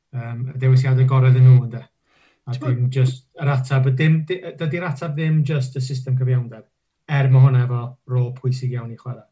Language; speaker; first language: Welsh; non-native, local second language; English